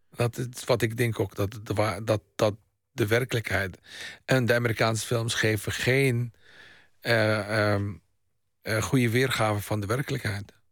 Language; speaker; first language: Dutch; non-native, fluent; Arabic